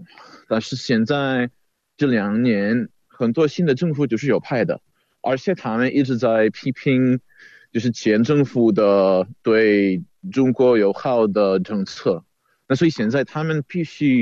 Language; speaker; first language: Chinese; non-native, fluent; Czech